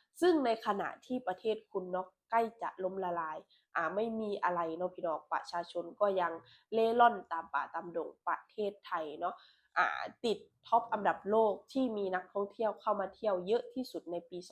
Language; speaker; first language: Thai; non-native, local second language; Lao